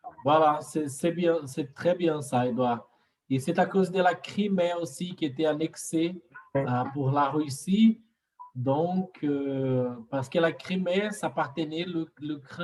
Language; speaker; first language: French; non-native, learner; Portuguese